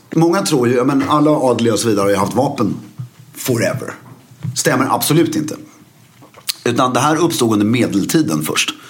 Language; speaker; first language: Swedish; non-native, fluent; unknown